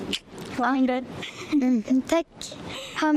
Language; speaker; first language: Swedish; non-native, learner; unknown